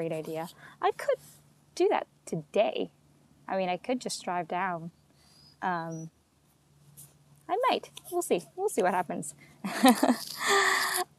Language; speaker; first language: English; native; English